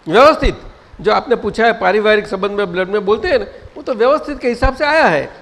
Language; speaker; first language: Hindi; non-native, local second language; Gujarati